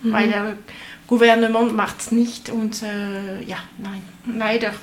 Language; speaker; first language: German; non-native, learner; French